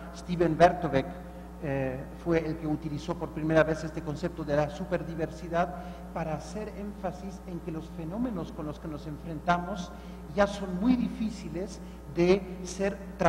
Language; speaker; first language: Spanish; non-native, fluent; German